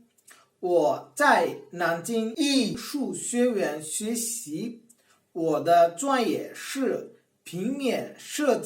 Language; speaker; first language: Chinese; non-native, learner; Bangla